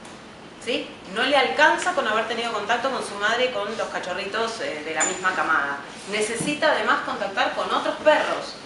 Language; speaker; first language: Spanish; native; Spanish